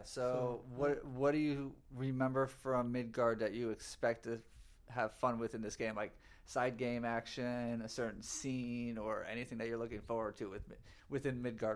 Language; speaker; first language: English; native; English